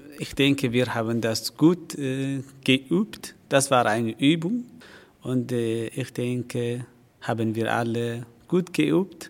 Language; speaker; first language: German; non-native, learner; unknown